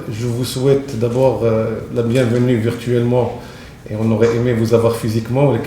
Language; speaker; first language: French; non-native, local second language; Arabic